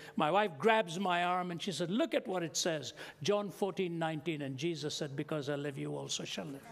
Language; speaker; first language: English; non-native, local second language; Hindi